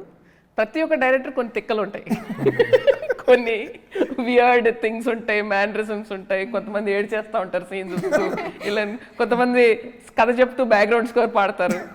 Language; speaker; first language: Telugu; native; Telugu